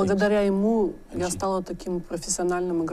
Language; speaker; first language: Russian; native; Russian